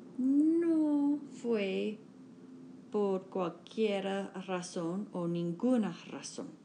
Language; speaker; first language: Spanish; non-native, learner; English